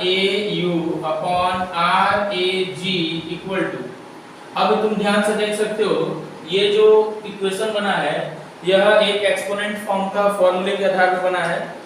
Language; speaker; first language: Hindi; native; Hindi